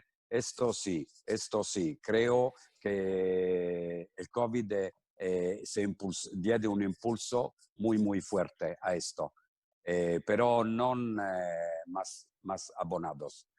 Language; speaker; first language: Spanish; non-native, fluent; Italian